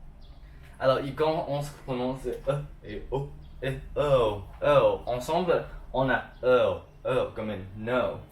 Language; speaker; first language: French; non-native, learner; Chinese